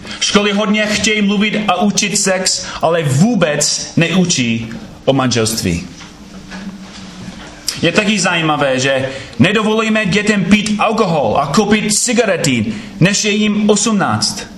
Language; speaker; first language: Czech; non-native, fluent; English